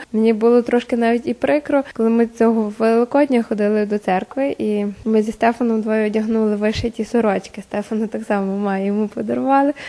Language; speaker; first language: Ukrainian; native; Ukrainian